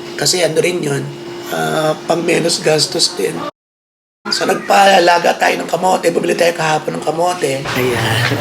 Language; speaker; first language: Filipino; native; Filipino